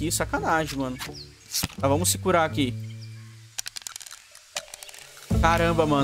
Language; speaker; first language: Portuguese; native; Portuguese